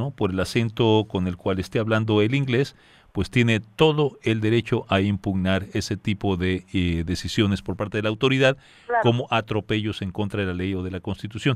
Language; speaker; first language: Spanish; native; Spanish